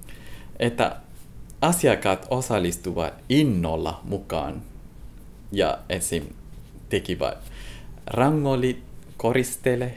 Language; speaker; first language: Finnish; non-native, fluent; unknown